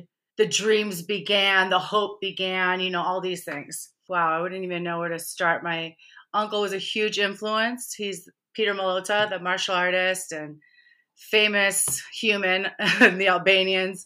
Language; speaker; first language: English; early bilingual, other home language; Albanian